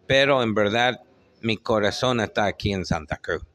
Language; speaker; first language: Spanish; non-native, fluent; English